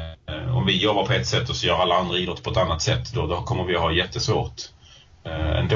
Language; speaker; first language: Swedish; native; Swedish